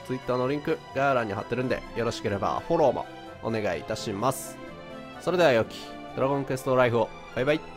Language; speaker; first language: Japanese; native; Japanese